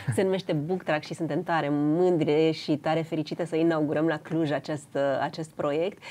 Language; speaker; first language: Romanian; native; Romanian